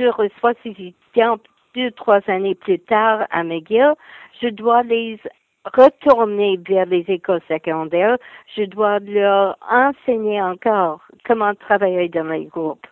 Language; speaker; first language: French; non-native, fluent; English